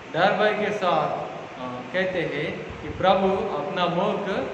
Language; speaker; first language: Hindi; non-native, local second language; Telugu